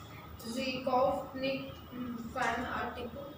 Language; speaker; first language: German; non-native, learner; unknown